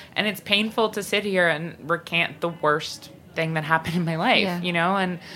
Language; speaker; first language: English; native; English